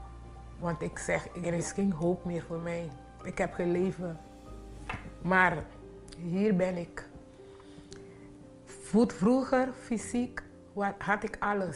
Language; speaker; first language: Dutch; non-native, local second language; Papiamento